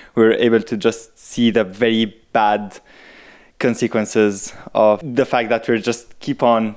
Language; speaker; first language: English; non-native, fluent; Arabic